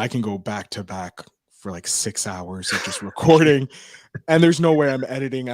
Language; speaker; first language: English; native; English